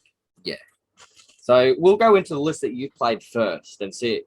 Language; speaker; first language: English; native; English